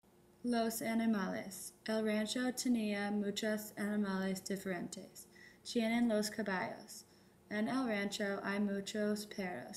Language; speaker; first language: Spanish; non-native, learner; English